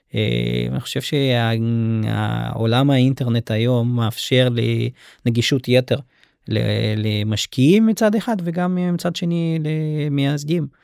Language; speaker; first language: Hebrew; non-native, fluent; Russian